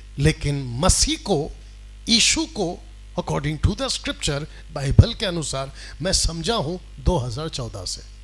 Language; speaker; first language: Hindi; non-native, local second language; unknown